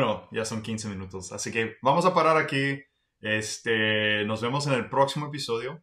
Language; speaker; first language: Spanish; non-native, fluent; English